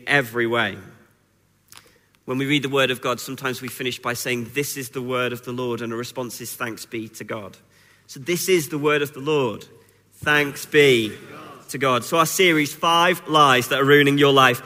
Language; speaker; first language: English; native; English